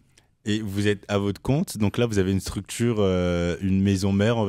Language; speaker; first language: French; native; French